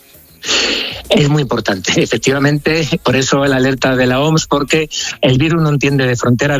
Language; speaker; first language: Spanish; native; Spanish